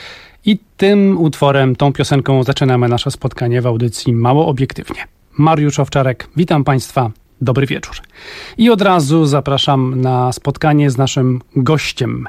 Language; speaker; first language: Polish; native; Polish